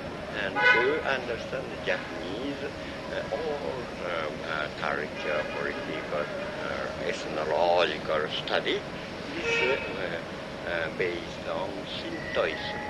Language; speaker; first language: English; non-native, learner; Japanese